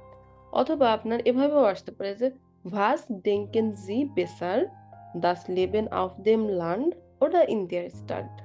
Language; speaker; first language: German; non-native, learner; Bangla